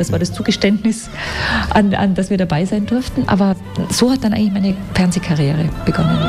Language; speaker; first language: German; native; German